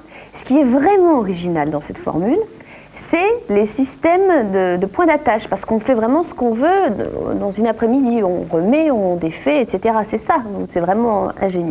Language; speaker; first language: French; native; French